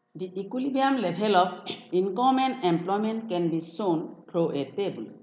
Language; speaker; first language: English; non-native, local second language; Assamese